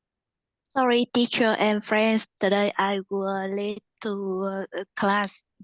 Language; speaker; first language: English; non-native, learner; Vietnamese